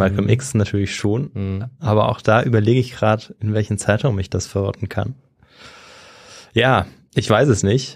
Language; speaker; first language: German; native; German